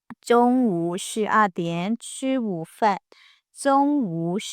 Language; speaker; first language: Chinese; non-native, fluent; Burmese